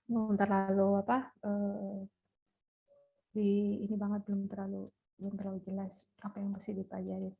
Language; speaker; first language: Indonesian; native; Indonesian